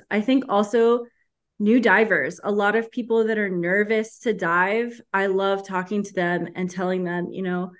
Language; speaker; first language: English; early bilingual, heritage; Spanish